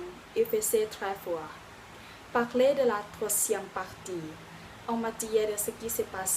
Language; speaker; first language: French; non-native, learner; Thai